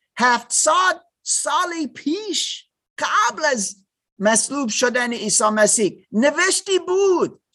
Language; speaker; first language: Persian; non-native, learner; German